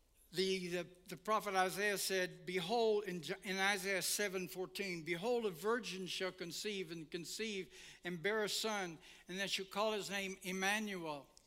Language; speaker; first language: English; native; English